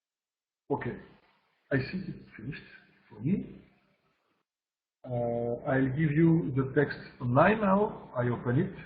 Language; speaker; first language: English; non-native, learner; French